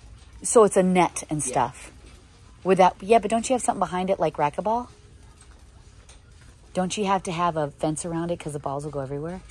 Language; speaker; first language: English; native; English